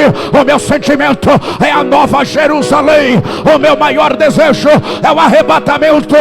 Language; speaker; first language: Portuguese; native; Portuguese